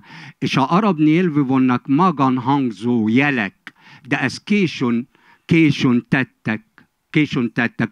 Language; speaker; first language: Hungarian; non-native, fluent; Arabic